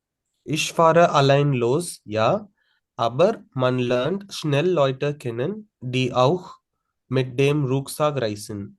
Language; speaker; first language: German; non-native, learner; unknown